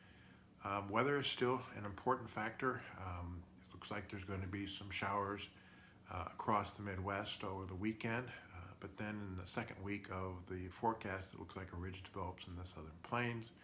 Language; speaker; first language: English; native; English